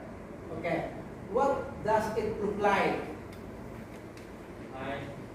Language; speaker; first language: English; non-native, learner; Indonesian